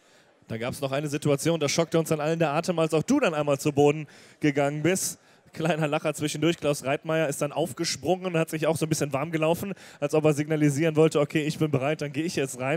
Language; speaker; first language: German; native; German